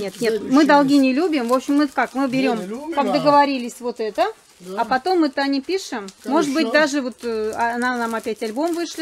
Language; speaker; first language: Russian; native; Russian